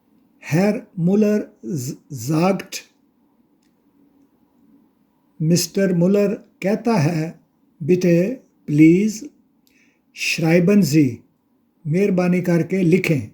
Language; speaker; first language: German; non-native, fluent; Urdu